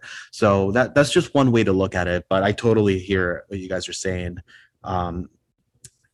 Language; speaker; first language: English; non-native, fluent; Spanish